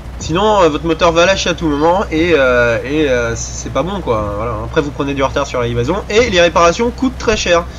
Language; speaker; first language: French; native; French